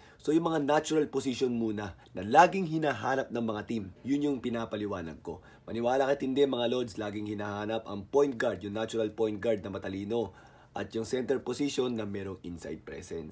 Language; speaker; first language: Filipino; native; Filipino